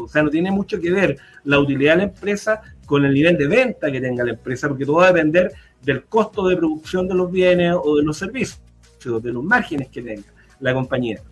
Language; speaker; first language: Spanish; native; Spanish